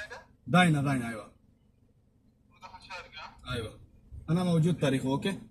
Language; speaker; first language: Arabic; non-native, learner; Hindi